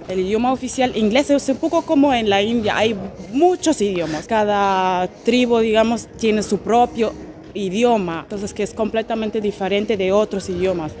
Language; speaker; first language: Spanish; non-native, fluent; German